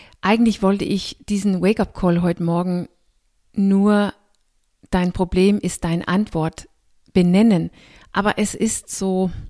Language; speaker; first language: German; non-native, fluent; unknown